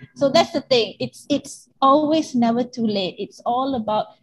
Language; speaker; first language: English; non-native, local second language; Malay